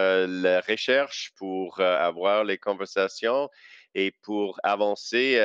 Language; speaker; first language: French; non-native, local second language; English